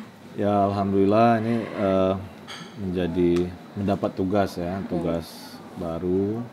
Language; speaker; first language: Indonesian; native; Indonesian